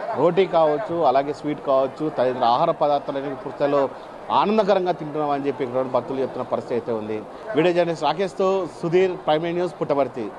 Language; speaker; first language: Telugu; native; Telugu